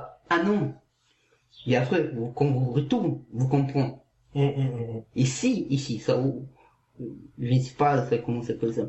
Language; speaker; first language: French; non-native, learner; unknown